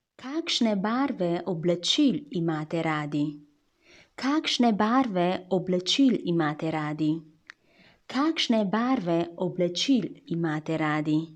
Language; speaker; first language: Slovenian; non-native, fluent; Chinese